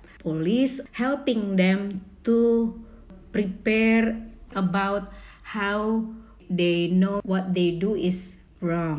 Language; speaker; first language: English; non-native, learner; Indonesian